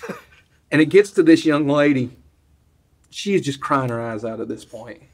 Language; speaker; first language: English; native; English